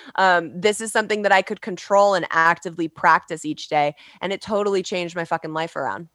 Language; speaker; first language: English; native; English